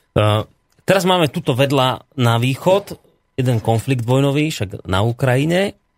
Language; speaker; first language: Slovak; native; Slovak